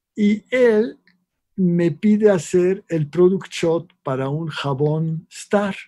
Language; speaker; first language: Spanish; non-native, fluent; Swiss German